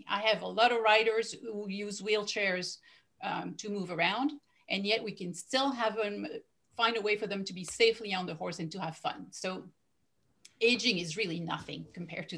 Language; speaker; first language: English; non-native, fluent; French